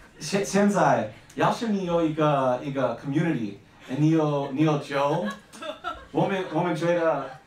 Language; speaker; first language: Chinese; non-native, learner; English